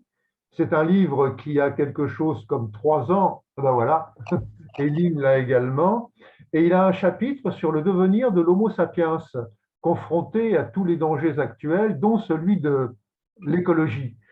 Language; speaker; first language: French; native; French